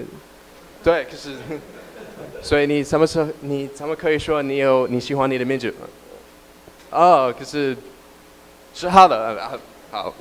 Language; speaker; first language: Chinese; non-native, learner; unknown